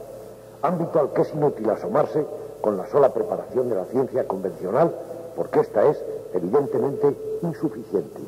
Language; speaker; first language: Spanish; native; Spanish